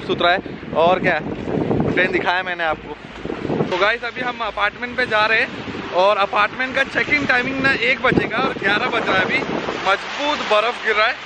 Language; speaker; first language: Hindi; native; Hindi